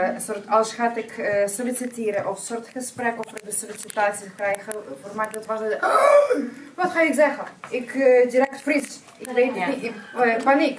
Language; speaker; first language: Dutch; non-native, learner; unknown